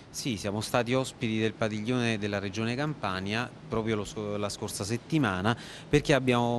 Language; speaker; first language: Italian; native; Italian